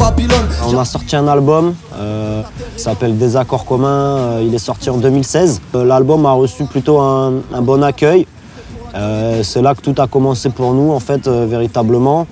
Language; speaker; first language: French; native; French